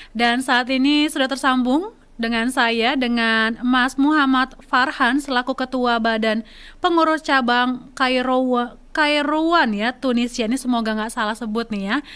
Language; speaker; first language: Indonesian; native; Indonesian